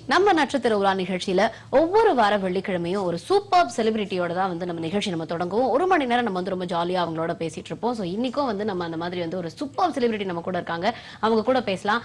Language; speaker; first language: Tamil; native; Tamil